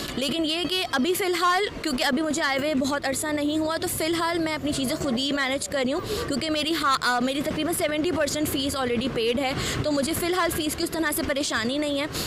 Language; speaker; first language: Urdu; native; Urdu